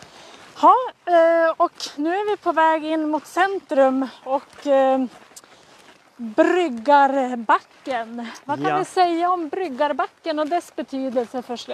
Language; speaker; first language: Swedish; native; Swedish